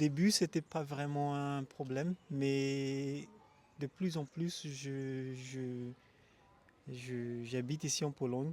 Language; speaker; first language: French; non-native, local second language; Malagasy